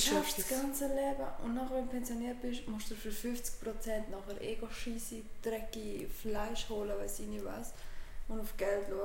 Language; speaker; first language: German; native; German